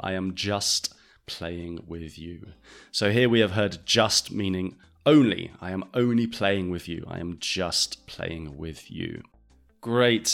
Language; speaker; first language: English; native; English